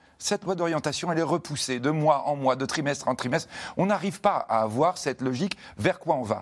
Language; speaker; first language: French; native; French